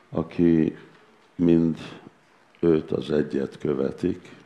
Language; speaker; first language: Hungarian; non-native, learner; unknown